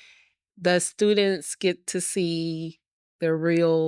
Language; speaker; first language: English; native; English